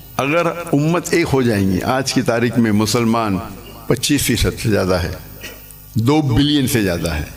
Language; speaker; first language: Urdu; non-native, local second language; Konkani